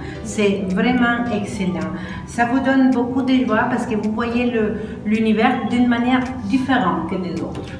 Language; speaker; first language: French; non-native, fluent; Spanish